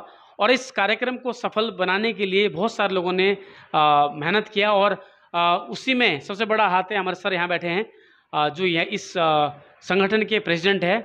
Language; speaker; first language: Hindi; native; Hindi